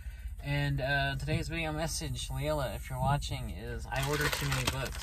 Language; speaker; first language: English; native; English